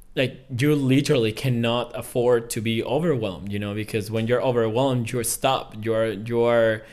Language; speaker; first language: English; non-native, fluent; Spanish